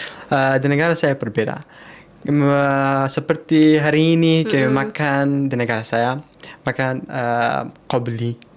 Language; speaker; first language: Indonesian; non-native, learner; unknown